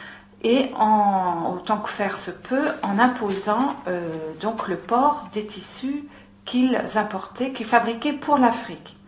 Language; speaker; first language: French; native; French